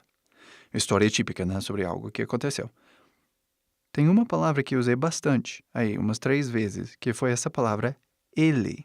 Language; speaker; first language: Portuguese; non-native, fluent; English